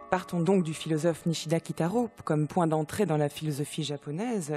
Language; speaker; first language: French; native; French